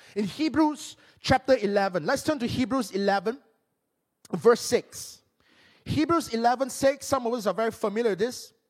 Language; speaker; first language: English; non-native, local second language; Min Nan Chinese